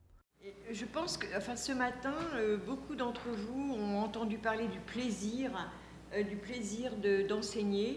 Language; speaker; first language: French; native; French